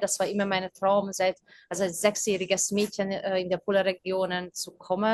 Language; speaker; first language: German; non-native, fluent; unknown